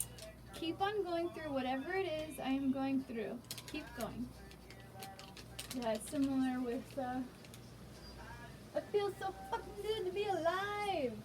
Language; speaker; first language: English; native; English